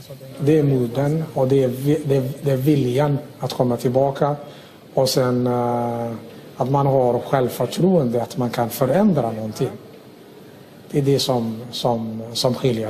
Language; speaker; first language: Swedish; non-native, local second language; Somali